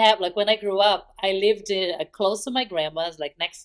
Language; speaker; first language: English; non-native, fluent; Portuguese